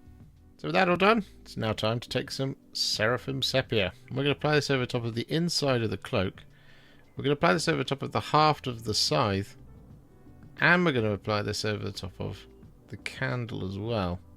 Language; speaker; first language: English; native; English